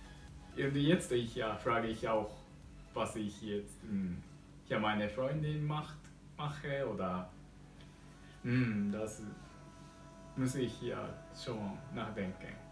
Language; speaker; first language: German; non-native, learner; Japanese